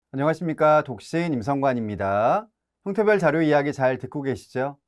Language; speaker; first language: Korean; native; Korean